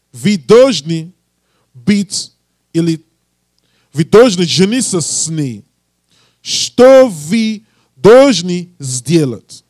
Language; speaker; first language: Russian; non-native, learner; English